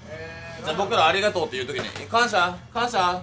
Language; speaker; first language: Japanese; native; Japanese